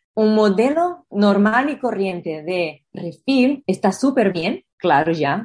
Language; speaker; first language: Spanish; non-native, fluent; Portuguese